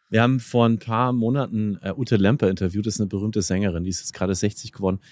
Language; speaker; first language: German; native; German